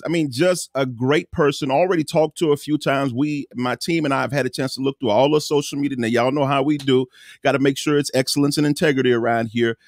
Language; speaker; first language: English; native; English